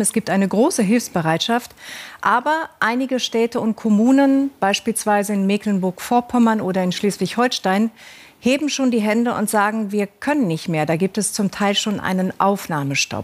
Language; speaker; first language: German; native; German